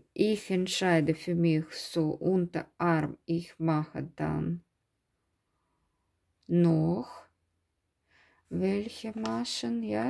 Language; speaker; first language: German; non-native, fluent; Russian